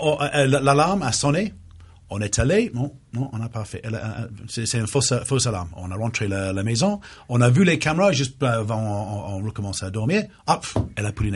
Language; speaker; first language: French; non-native, fluent; English